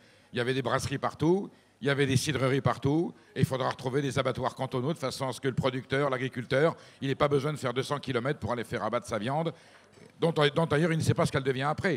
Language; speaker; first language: French; native; French